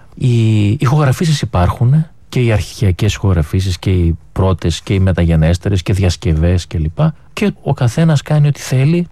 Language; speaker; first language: Greek; native; Greek